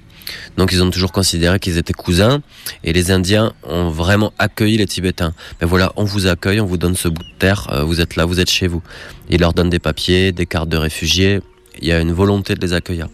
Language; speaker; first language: French; native; French